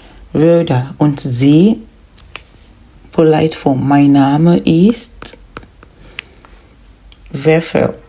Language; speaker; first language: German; non-native, learner; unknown